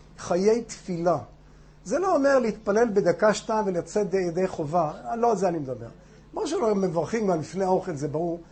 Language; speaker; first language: Hebrew; non-native, fluent; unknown